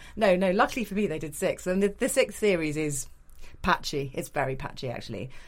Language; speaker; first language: English; native; English